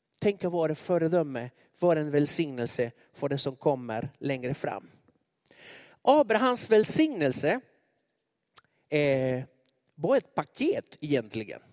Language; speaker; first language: Swedish; non-native, fluent; Spanish